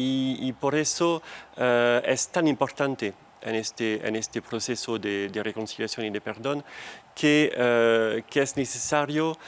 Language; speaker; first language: Spanish; non-native, fluent; French